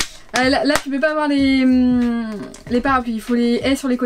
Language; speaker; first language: French; native; French